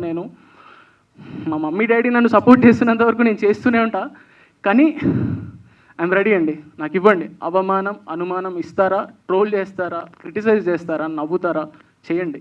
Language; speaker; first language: Telugu; native; Telugu